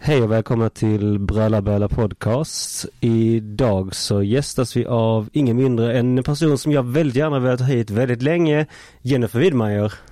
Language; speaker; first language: Swedish; native; Swedish